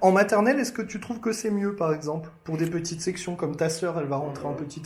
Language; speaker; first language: French; native; French